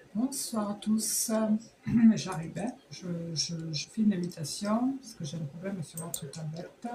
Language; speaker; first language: French; native; French